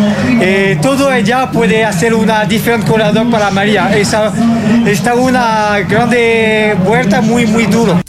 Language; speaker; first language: Portuguese; non-native, learner; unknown